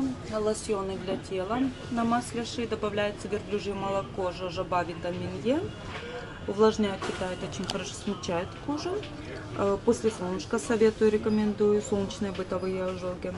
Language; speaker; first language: Russian; native; Russian